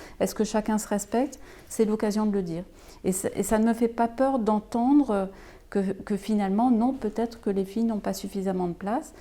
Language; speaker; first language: French; native; French